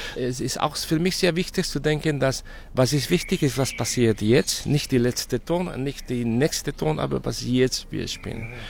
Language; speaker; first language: German; non-native, fluent; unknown